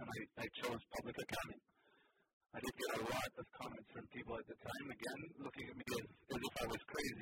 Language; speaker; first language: English; non-native, fluent; Hebrew